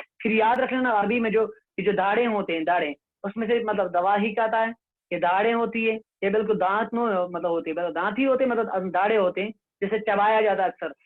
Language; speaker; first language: Urdu; non-native, local second language; Kashmiri